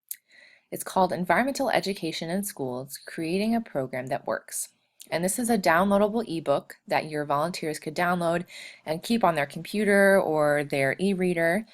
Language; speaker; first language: English; native; English